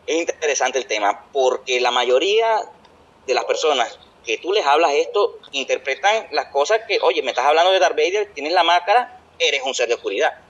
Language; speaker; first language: Spanish; native; Spanish